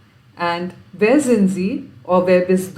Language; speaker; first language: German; non-native, fluent; Marathi